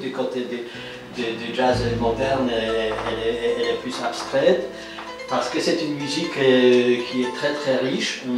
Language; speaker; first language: French; non-native, fluent; Polish